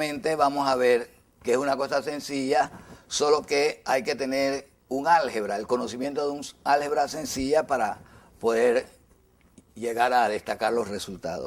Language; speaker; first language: Spanish; native; Spanish